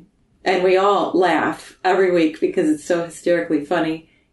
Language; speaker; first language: English; native; English